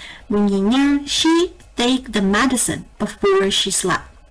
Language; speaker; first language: English; non-native, fluent; Indonesian